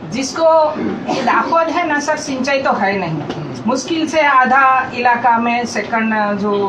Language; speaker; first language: Hindi; non-native, local second language; Gujarati